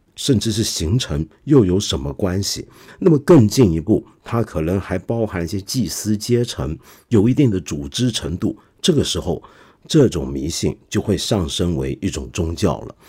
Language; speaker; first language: Chinese; non-native, local second language; Cantonese